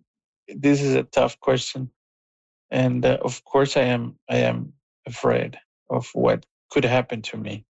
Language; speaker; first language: English; non-native, fluent; Spanish